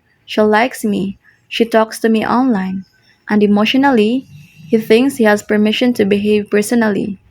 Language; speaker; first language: English; non-native, local second language; Filipino